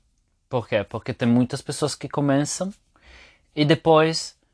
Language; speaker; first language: Portuguese; non-native, fluent; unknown